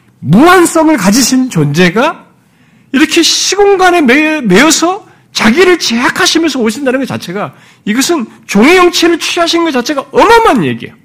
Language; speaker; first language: Korean; native; Korean